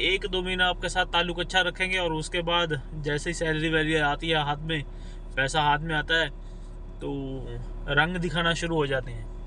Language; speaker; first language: Hindi; non-native, local second language; Punjabi